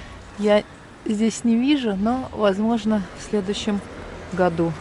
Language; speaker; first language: Russian; native; Russian